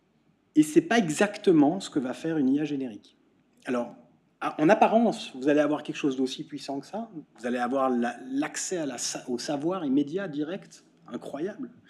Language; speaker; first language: French; native; French